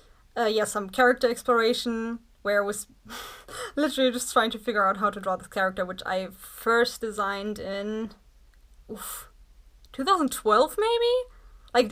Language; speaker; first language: English; non-native, fluent; German